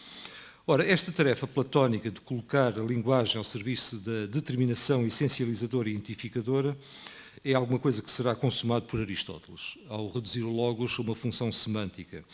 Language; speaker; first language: Portuguese; native; Portuguese